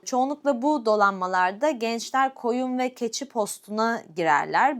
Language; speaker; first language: Turkish; native; Turkish